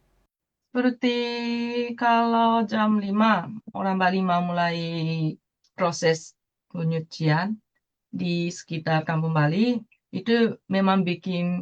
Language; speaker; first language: Indonesian; non-native, fluent; Japanese